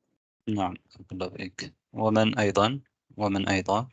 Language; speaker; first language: Arabic; non-native, fluent; Tamil